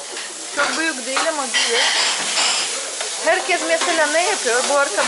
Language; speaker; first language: Turkish; non-native, learner; Russian